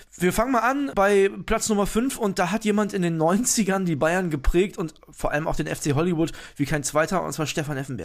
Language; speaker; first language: German; native; German